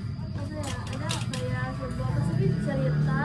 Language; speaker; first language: Indonesian; non-native, local second language; Sundanese